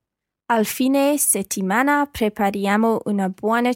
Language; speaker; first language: Italian; non-native, learner; English